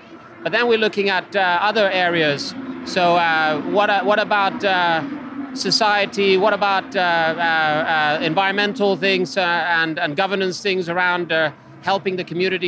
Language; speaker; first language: English; non-native, fluent; Finnish